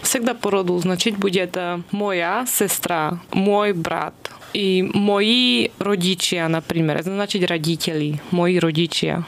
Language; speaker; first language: Russian; non-native, fluent; Slovak